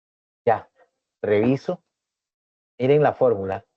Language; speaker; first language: Spanish; native; Spanish